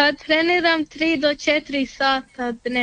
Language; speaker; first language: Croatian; early bilingual, heritage; Serbian